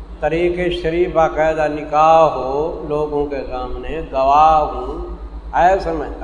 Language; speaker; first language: Urdu; non-native, local second language; Punjabi